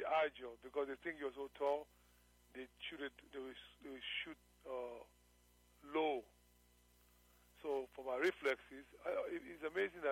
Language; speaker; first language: English; non-native, local second language; Yoruba